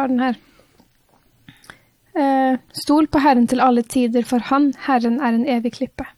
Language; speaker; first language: Norwegian; native; Norwegian